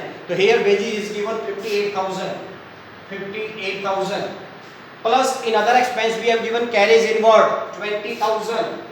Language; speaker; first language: English; non-native, local second language; Hindi